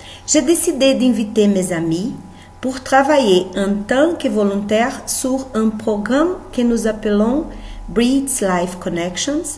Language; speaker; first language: French; non-native, learner; Portuguese